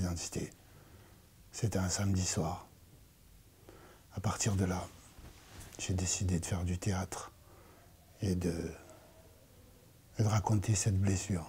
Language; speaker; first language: French; native; French